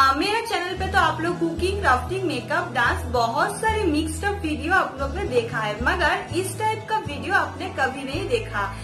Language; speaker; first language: Hindi; non-native, local second language; Bangla